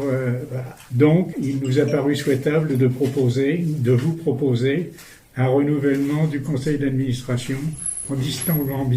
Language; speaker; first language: French; native; French